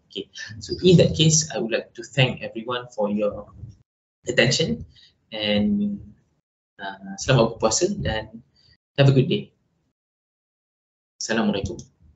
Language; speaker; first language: English; non-native, local second language; Malay